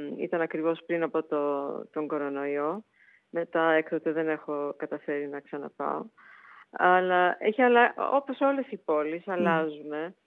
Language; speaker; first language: Greek; early bilingual, heritage; Greek